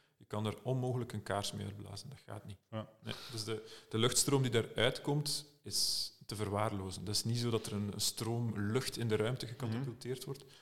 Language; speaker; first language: Dutch; native; Dutch